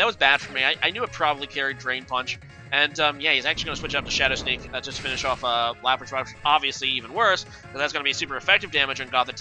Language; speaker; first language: English; native; English